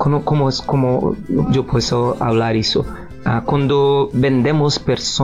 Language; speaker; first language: Spanish; non-native, learner; Portuguese